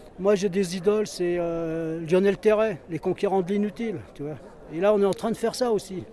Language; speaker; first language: French; native; French